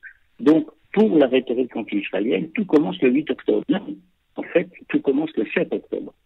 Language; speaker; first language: French; native; French